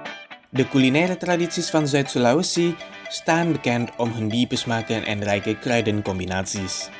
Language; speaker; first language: Dutch; non-native, fluent; Indonesian